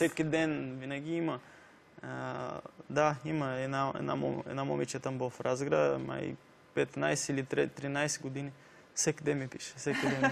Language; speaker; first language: Bulgarian; non-native, learner; Portuguese